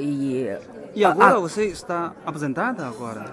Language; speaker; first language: Portuguese; non-native, fluent; Chinese